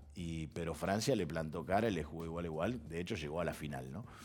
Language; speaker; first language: Spanish; native; Spanish